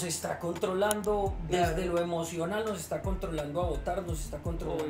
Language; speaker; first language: Spanish; native; Spanish